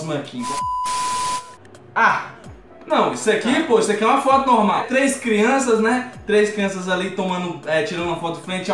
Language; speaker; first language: Portuguese; native; Portuguese